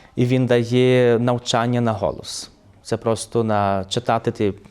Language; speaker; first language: Ukrainian; early bilingual, heritage; Portuguese